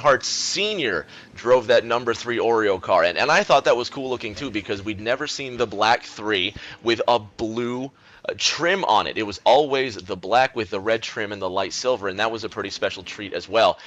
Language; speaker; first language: English; native; English